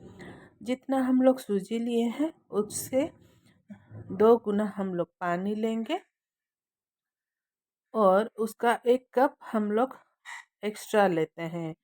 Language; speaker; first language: Hindi; non-native, local second language; Odia